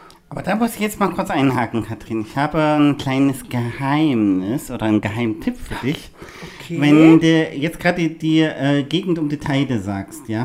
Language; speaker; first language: German; native; German